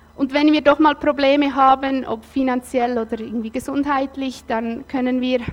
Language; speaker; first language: German; native; German